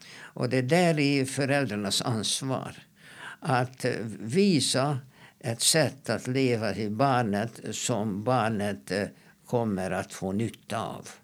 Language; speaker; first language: Swedish; non-native, fluent; Hungarian